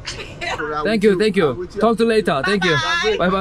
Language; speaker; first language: English; non-native, learner; Korean